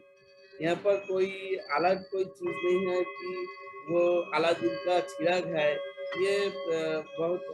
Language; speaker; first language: Hindi; non-native, local second language; Bangla